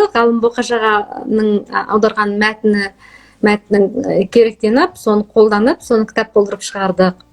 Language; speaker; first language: Kazakh; early bilingual, heritage; Kazakh